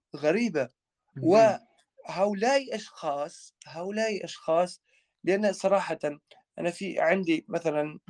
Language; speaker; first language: Arabic; non-native, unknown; Albanian